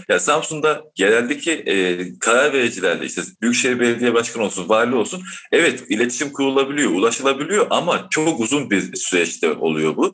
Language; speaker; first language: Turkish; native; Turkish